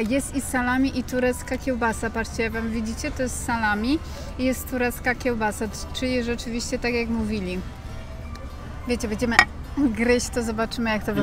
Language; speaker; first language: Polish; native; Polish